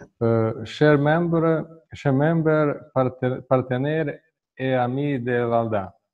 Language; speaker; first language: French; non-native, fluent; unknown